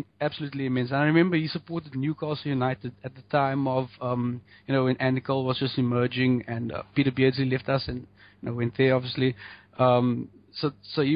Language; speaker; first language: English; native; English